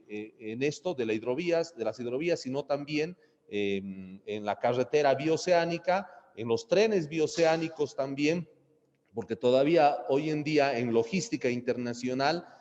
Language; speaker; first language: Spanish; native; Spanish